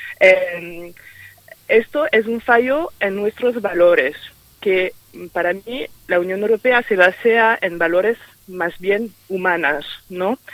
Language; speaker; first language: Spanish; non-native, fluent; French